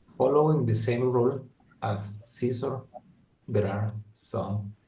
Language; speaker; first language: English; non-native, learner; Spanish